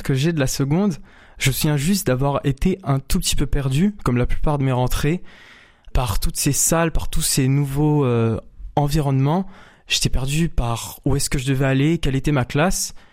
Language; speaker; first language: French; native; French